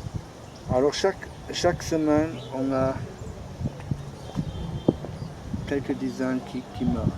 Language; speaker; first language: French; non-native, fluent; German